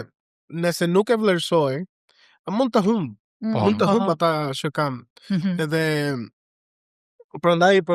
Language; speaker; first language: Albanian; non-native, learner; Spanish